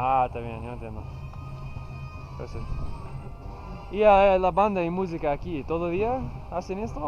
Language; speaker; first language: Spanish; non-native, learner; English